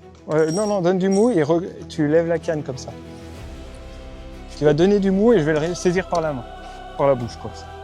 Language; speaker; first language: French; native; French